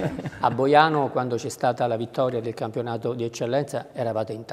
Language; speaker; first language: Italian; native; Italian